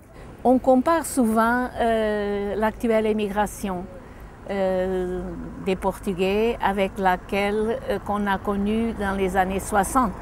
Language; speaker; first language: French; non-native, fluent; Portuguese